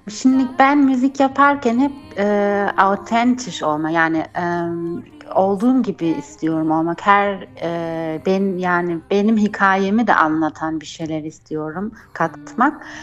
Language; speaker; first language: Turkish; early bilingual, heritage; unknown